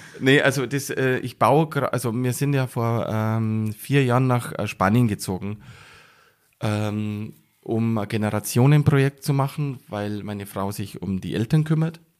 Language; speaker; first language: German; native; German